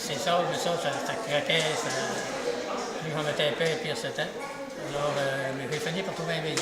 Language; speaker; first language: French; native; French